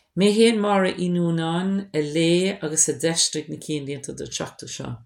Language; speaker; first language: Irish; non-native, local second language; English